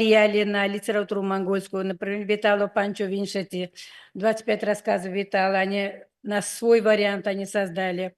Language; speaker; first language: Russian; non-native, fluent; Hindi